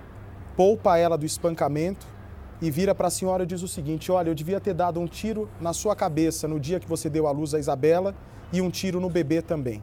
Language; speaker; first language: Portuguese; native; Portuguese